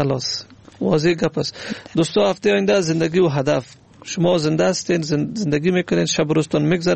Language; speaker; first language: Persian; native; Persian